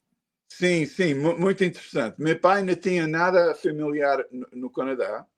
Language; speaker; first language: Portuguese; early bilingual, heritage; Portuguese